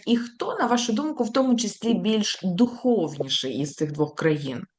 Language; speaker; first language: Ukrainian; native; Ukrainian